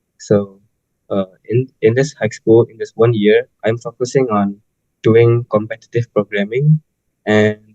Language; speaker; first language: English; non-native, fluent; Indonesian